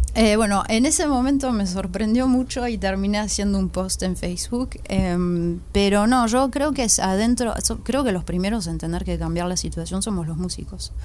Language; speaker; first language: Spanish; early bilingual, heritage; Spanish